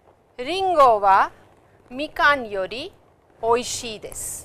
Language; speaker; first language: Japanese; non-native, fluent; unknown